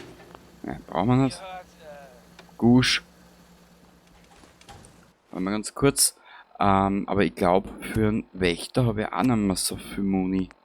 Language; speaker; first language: German; native; German